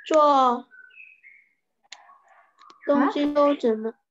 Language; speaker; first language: Chinese; non-native, learner; Indonesian